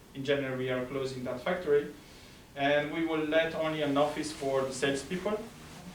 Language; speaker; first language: English; non-native, fluent; Romanian